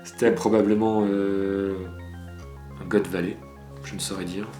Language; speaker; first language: French; native; French